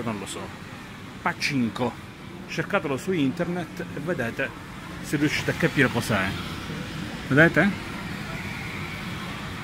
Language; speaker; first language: Italian; native; Italian